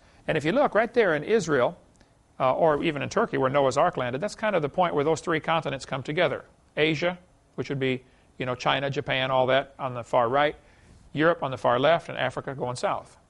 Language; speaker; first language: English; native; English